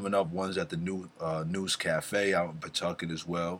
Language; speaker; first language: English; native; English